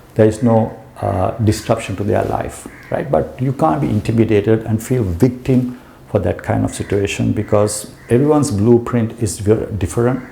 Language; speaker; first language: English; non-native, local second language; Sinhala